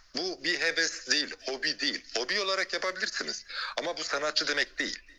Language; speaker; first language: Turkish; early bilingual, heritage; Turkish